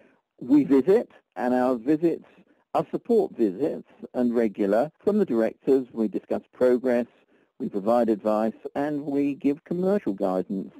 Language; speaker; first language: English; native; English